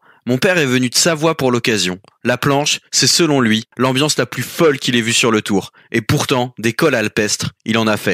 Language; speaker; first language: French; native; French